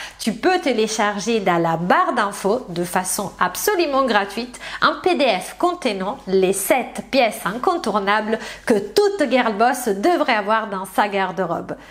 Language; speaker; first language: French; non-native, fluent; Italian